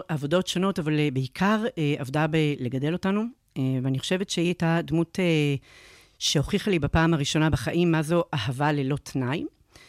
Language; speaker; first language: Hebrew; native; Hebrew